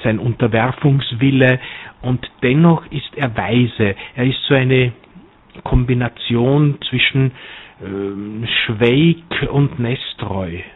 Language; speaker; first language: German; native; German